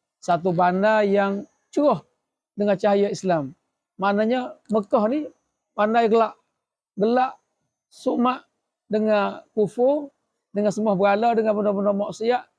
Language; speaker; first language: Malay; native; Malay